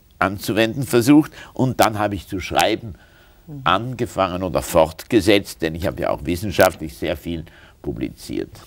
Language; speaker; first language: German; native; German